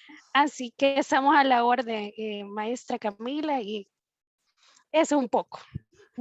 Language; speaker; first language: Spanish; native; Spanish